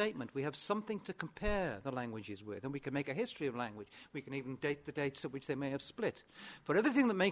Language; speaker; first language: English; non-native, local second language; Welsh